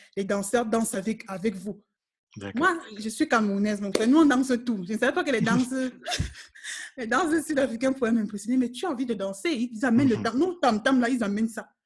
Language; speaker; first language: French; native; French